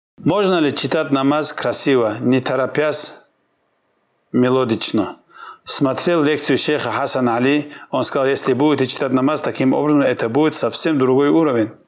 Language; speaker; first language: Russian; non-native, local second language; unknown